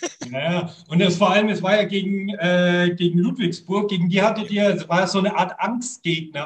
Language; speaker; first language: German; native; German